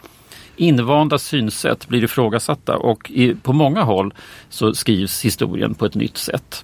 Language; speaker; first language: Swedish; native; Swedish